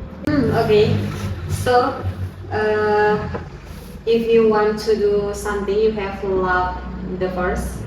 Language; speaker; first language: English; non-native, learner; Indonesian